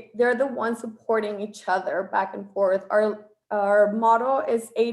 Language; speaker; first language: English; non-native, fluent; Spanish